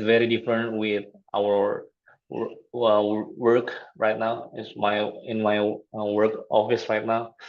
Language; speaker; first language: English; non-native, fluent; Indonesian